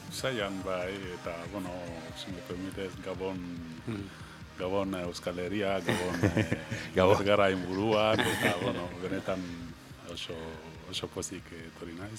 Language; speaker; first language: Basque; non-native, learner; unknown